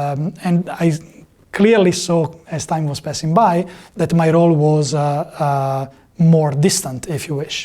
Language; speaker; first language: English; non-native, fluent; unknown